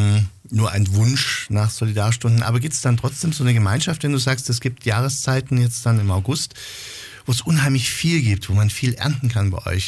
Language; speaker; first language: German; native; German